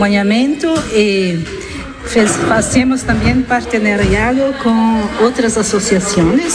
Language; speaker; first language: Spanish; non-native, learner; Italian